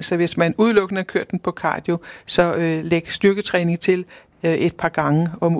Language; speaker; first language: Danish; native; Danish